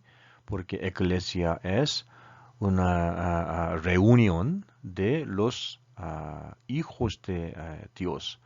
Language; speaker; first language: Spanish; non-native, learner; Korean